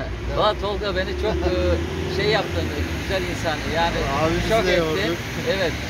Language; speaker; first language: Turkish; native; Turkish